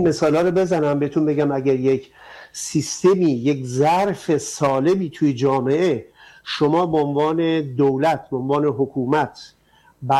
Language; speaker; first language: Persian; native; Persian